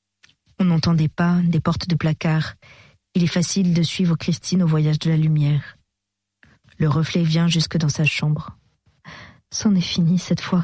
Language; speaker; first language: French; native; French